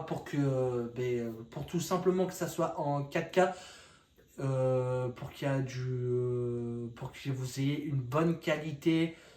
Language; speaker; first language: French; native; French